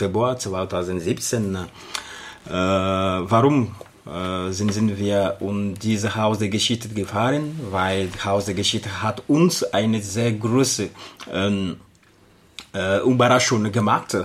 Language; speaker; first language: German; non-native, learner; Arabic